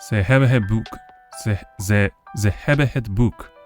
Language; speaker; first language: Dutch; non-native, learner; English